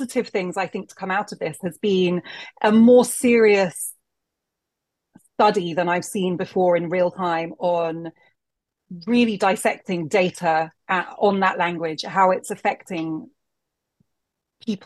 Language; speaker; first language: English; native; English